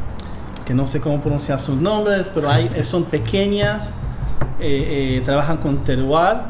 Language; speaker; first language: Spanish; non-native, fluent; English